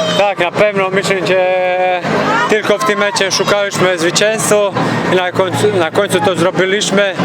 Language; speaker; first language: Polish; non-native, learner; Croatian